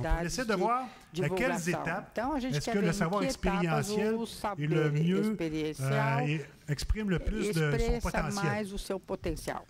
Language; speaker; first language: French; native; French